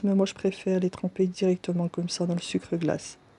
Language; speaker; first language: French; native; French